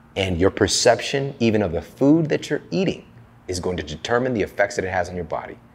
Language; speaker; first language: English; native; English